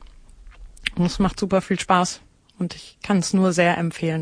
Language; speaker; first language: German; native; German